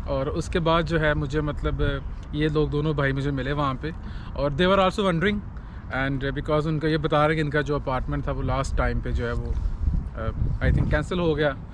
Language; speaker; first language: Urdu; non-native, local second language; Punjabi